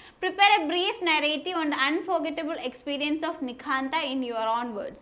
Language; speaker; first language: English; non-native, local second language; Malayalam